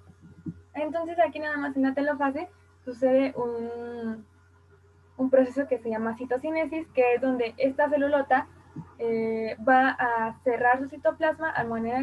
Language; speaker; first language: Spanish; native; Spanish